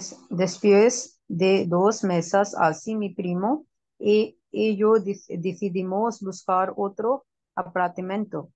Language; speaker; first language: Spanish; non-native, learner; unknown